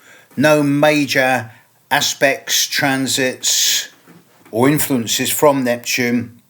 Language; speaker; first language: English; native; English